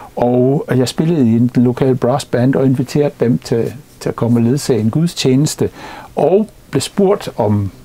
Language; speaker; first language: Danish; non-native, fluent; English